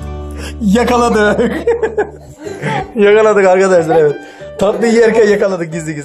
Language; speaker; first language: Turkish; native; Turkish